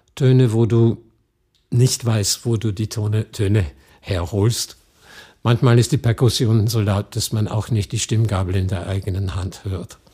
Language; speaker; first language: German; non-native, fluent; English